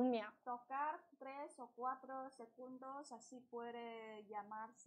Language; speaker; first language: Spanish; non-native, learner; Chinese